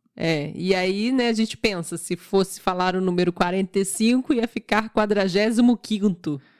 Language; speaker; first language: Portuguese; native; Portuguese